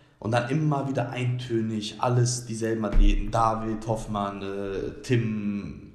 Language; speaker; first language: German; early bilingual, other home language; Bosnian